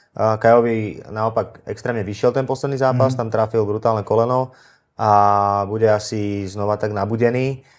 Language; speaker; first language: Slovak; native; Slovak